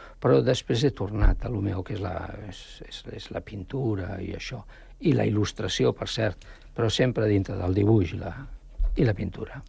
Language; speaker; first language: Catalan; non-native, local second language; Spanish